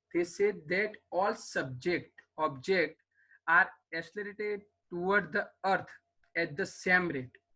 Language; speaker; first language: English; non-native, local second language; Gujarati